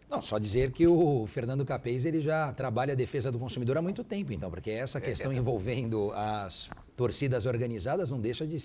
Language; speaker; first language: Portuguese; native; Portuguese